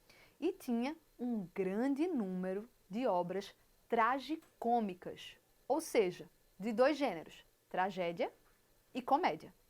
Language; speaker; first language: Portuguese; native; Portuguese